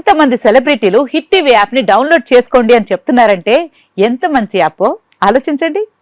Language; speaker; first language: Telugu; native; Telugu